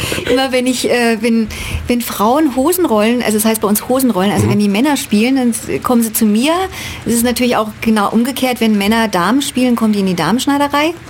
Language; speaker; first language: German; native; German